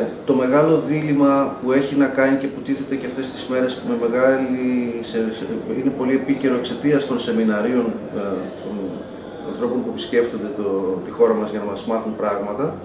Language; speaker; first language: Greek; native; Greek